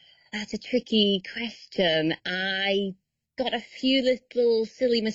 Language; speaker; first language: English; native; English